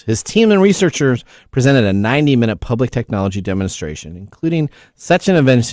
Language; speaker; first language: English; native; English